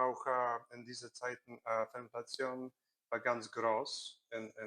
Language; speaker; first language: German; non-native, learner; Korean